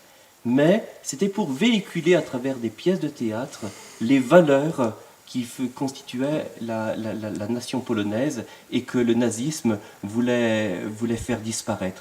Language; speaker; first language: French; native; French